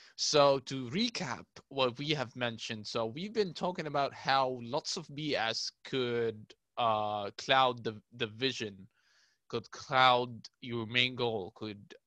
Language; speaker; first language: English; non-native, fluent; Arabic